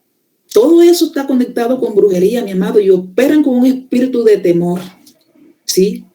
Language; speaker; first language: Spanish; native; Spanish